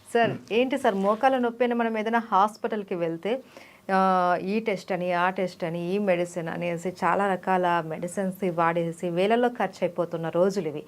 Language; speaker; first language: Telugu; native; Telugu